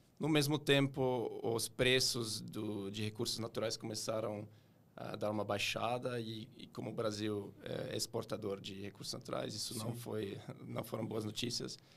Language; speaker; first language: Portuguese; non-native, fluent; German